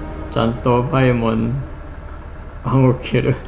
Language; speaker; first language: Japanese; non-native, learner; English